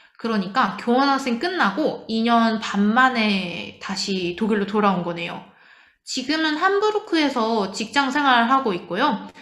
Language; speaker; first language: Korean; native; Korean